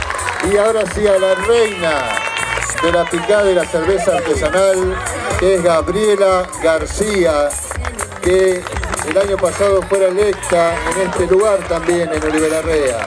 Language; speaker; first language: Spanish; native; Spanish